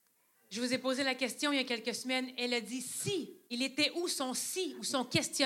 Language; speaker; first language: French; native; French